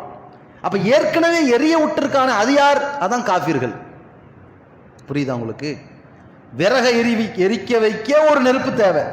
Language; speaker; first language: Tamil; native; Tamil